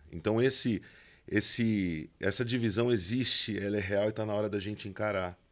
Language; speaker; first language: Portuguese; native; Portuguese